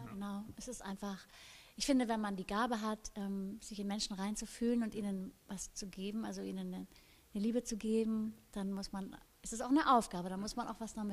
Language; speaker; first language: German; native; German